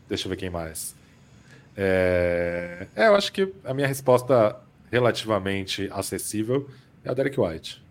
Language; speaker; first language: Portuguese; native; Portuguese